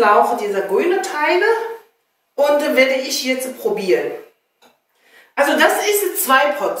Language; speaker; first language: German; non-native, learner; Chinese